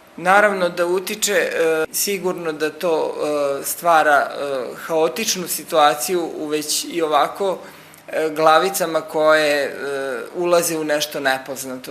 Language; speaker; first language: Serbian; native; Serbian